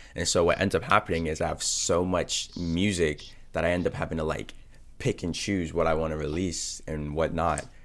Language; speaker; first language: English; native; English